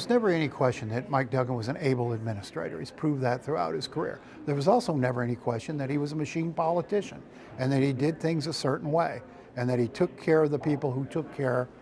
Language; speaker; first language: English; native; English